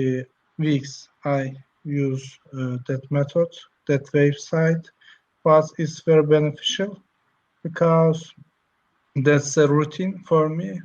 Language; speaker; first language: English; non-native, learner; Turkish